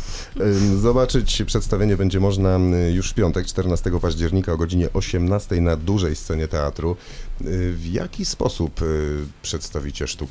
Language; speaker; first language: Polish; native; Polish